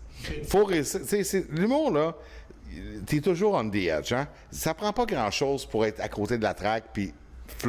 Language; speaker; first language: French; native; French